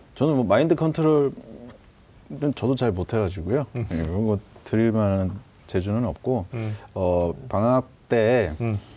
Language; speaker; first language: Korean; native; Korean